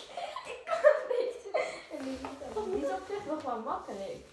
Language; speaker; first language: Dutch; native; Dutch